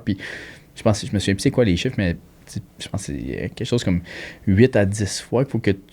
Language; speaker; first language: French; native; French